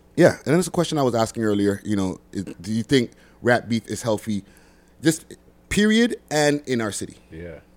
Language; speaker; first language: English; native; English